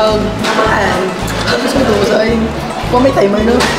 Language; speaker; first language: Filipino; non-native, local second language; Cebuano